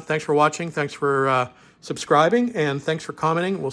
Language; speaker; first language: English; native; English